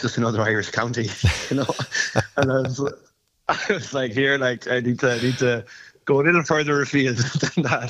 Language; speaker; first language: English; native; English